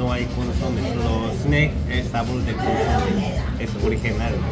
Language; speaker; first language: Spanish; non-native, learner; Korean